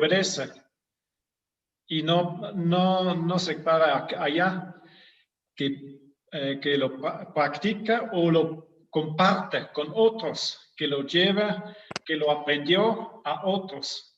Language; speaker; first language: Spanish; non-native, fluent; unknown